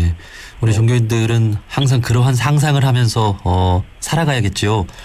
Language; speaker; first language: Korean; native; Korean